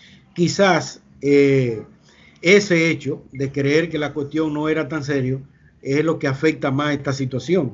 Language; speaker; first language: Spanish; native; Spanish